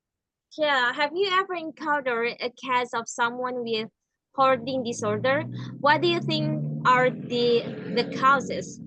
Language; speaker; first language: English; non-native, learner; Indonesian